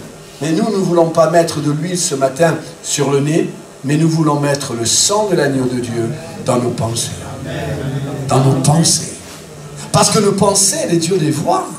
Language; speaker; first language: French; native; French